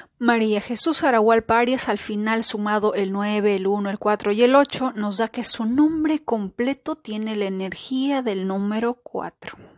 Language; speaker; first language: Spanish; native; Spanish